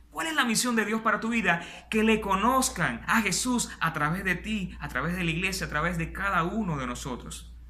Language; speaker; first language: Spanish; native; Spanish